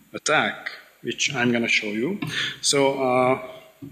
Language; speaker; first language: English; non-native, fluent; Hungarian